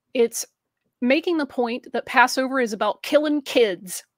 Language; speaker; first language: English; native; English